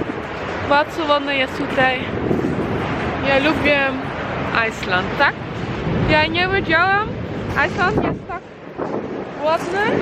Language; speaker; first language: Polish; early bilingual, heritage; Dutch